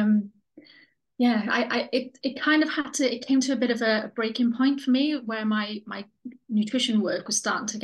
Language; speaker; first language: English; native; English